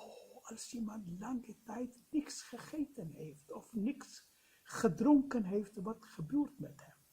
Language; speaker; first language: Dutch; non-native, fluent; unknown